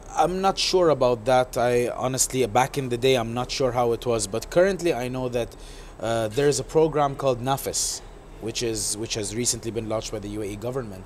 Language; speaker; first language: English; non-native, local second language; Arabic